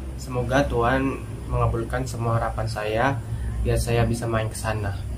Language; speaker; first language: Indonesian; non-native, fluent; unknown